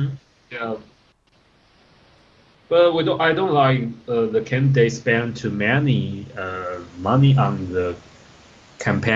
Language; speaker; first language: English; non-native, learner; Chinese